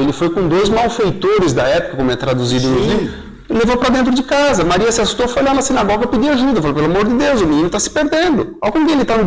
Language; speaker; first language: Portuguese; native; Portuguese